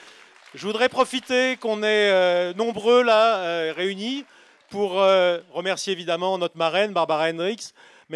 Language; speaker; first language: French; native; French